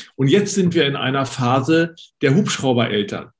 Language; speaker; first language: German; native; German